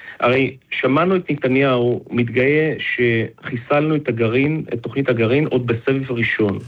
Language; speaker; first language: Hebrew; non-native, fluent; Russian